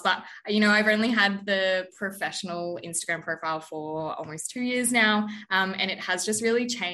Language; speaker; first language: English; native; English